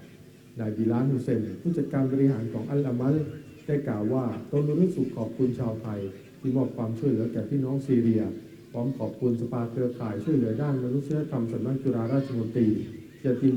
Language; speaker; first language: Thai; native; Thai